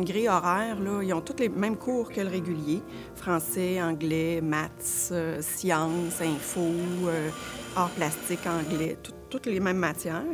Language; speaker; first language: French; native; French